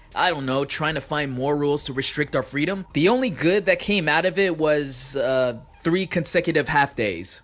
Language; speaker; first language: English; early bilingual, other home language; Japanese